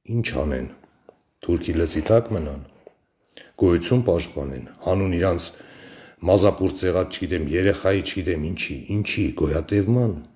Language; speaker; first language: Armenian; native; Armenian